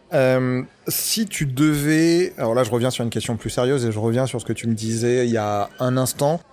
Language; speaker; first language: French; native; French